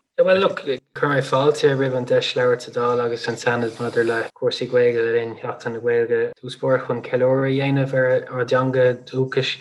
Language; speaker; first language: Irish; non-native, local second language; English